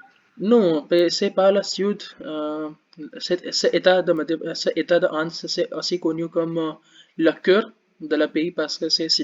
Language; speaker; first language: French; non-native, learner; Hindi